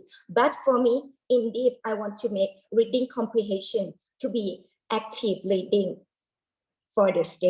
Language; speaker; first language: English; non-native, learner; Thai